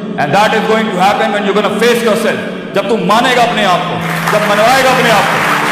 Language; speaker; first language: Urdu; non-native, local second language; Punjabi